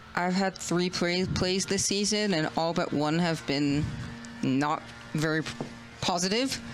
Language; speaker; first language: English; native; English